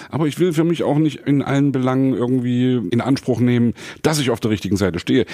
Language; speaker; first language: German; native; German